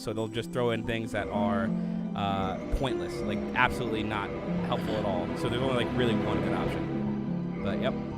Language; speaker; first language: English; native; English